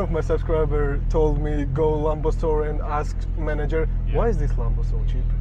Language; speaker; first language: English; non-native, learner; Georgian